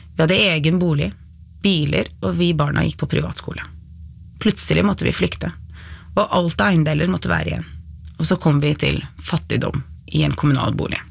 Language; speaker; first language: Norwegian; early bilingual, other home language; Arabic